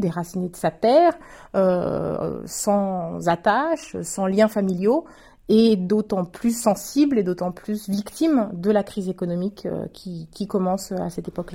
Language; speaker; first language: French; native; French